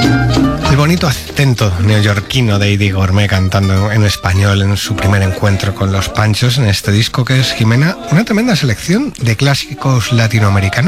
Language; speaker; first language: Spanish; native; Spanish